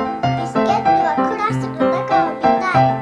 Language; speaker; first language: Japanese; early bilingual, other home language; Uyghur